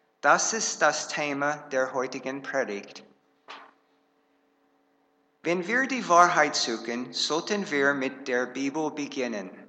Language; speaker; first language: German; non-native, fluent; English